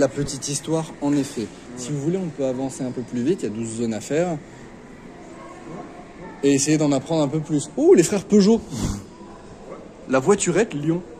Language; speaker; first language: French; native; French